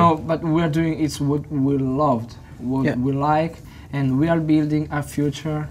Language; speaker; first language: English; non-native, learner; Italian